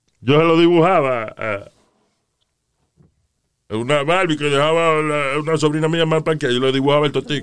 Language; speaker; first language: Spanish; native; Spanish